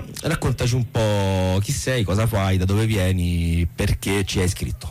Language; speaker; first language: Italian; native; Italian